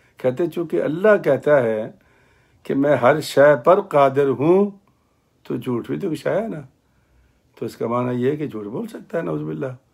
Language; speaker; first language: Urdu; native; Urdu